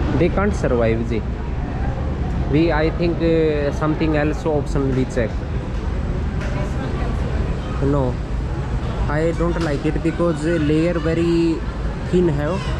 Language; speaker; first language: English; non-native, learner; Hindi